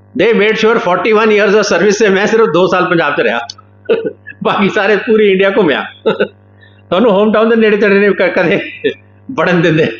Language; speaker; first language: Hindi; non-native, local second language; Punjabi